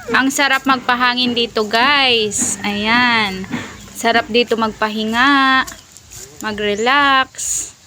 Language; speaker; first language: Filipino; non-native, local second language; Cebuano